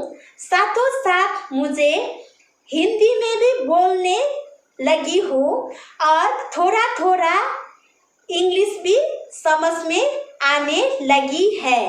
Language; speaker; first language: Hindi; non-native, local second language; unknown